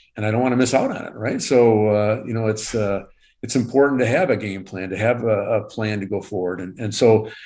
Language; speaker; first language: English; native; English